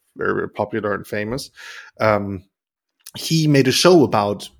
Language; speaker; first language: English; non-native, fluent; German